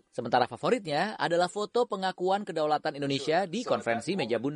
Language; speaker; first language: Indonesian; native; Indonesian